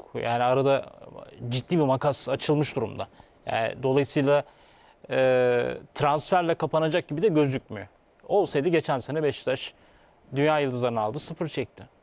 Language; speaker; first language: Turkish; native; Turkish